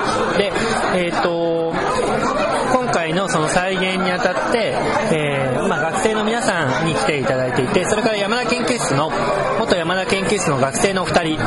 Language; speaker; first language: Japanese; native; Japanese